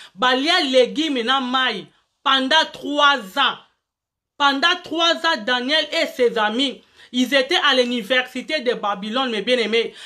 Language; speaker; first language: French; non-native, local second language; Lingala